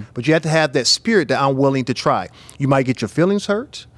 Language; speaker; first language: English; native; English